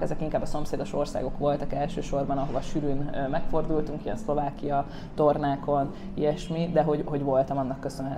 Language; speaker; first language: Hungarian; native; Hungarian